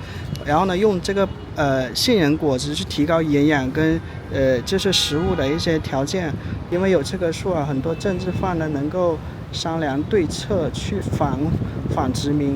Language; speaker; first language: Chinese; native; Chinese